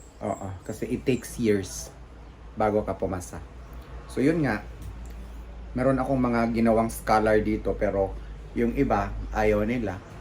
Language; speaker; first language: Filipino; native; Filipino